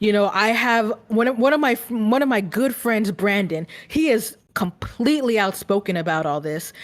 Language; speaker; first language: English; native; English